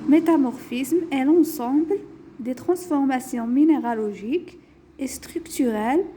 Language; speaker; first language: French; non-native, local second language; Arabic